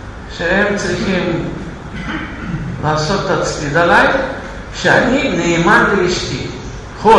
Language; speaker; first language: Hebrew; non-native, fluent; Russian